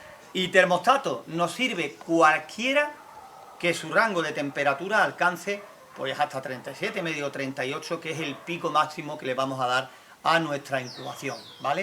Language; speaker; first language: Spanish; native; Spanish